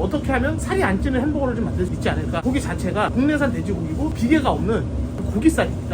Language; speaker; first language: Korean; native; Korean